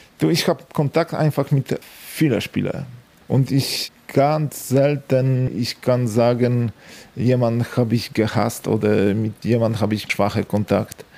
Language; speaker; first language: German; non-native, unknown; Polish